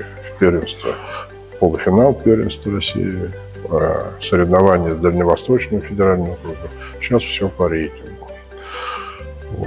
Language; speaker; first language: Russian; native; Russian